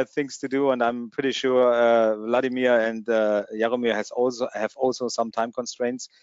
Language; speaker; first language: English; non-native, fluent; German